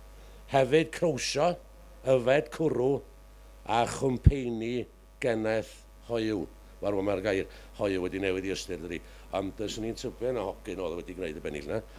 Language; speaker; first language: Welsh; native; Welsh